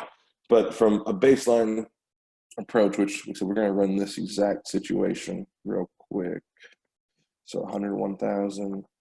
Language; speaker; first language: English; native; English